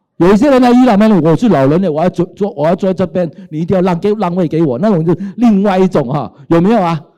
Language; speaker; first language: Chinese; non-native, local second language; Cantonese